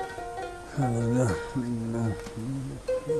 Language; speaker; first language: Arabic; native; Arabic